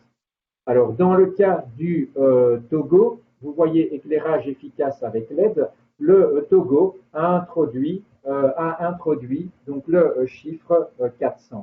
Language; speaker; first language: French; native; French